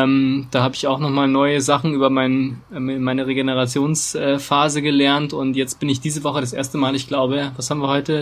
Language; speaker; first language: German; native; German